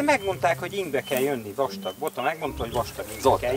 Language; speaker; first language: Hungarian; native; Hungarian